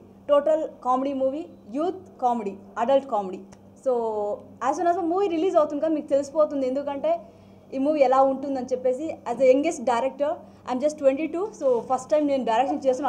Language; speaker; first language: Telugu; non-native, fluent; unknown